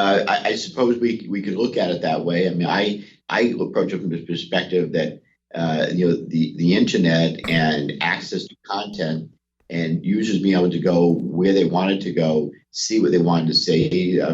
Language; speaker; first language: English; native; English